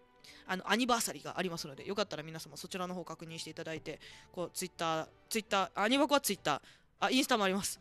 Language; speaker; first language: Japanese; native; Japanese